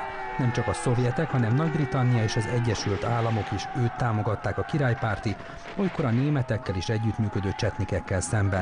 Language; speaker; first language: Hungarian; native; Hungarian